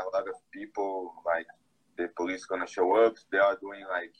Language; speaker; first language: English; non-native, fluent; Portuguese